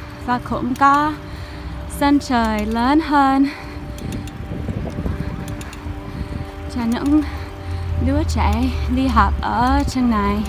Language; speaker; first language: Vietnamese; non-native, fluent; English